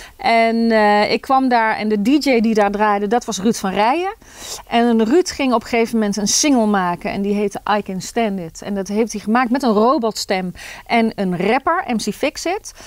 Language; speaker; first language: Dutch; native; Dutch